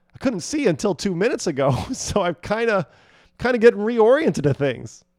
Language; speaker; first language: English; native; English